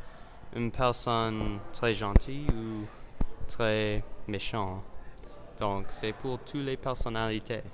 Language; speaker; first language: French; non-native, learner; English